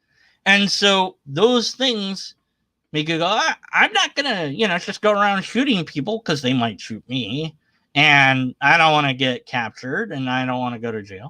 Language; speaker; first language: English; native; English